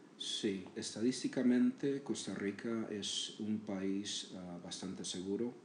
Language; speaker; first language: Spanish; native; Spanish